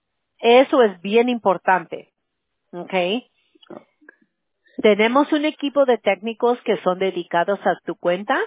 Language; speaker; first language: Spanish; early bilingual, heritage; Spanish